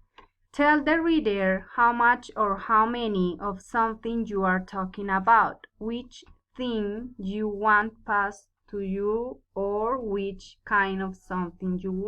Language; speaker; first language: English; non-native, fluent; Spanish